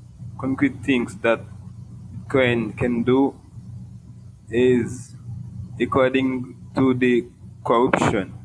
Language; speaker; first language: English; non-native, local second language; Haitian Creole